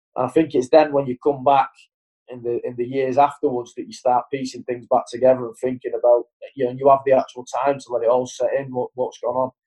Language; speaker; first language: English; native; English